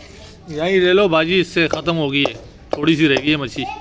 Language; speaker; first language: Urdu; native; Urdu